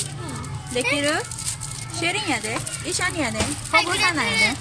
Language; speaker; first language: Japanese; non-native, fluent; Indonesian